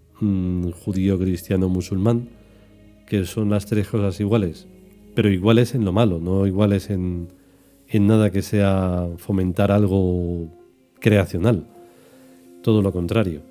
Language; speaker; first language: Spanish; native; Spanish